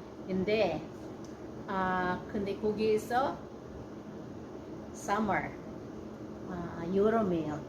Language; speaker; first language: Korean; non-native, learner; Cebuano